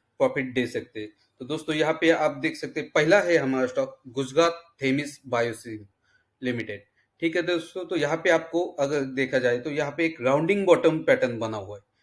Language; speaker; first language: Hindi; native; Hindi